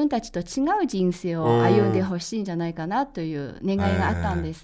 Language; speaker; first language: Japanese; non-native, fluent; Chinese